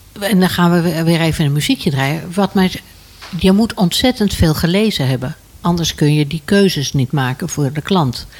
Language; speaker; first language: Dutch; native; Dutch